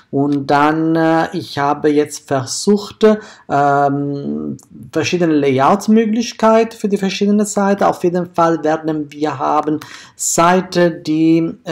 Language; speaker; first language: German; non-native, fluent; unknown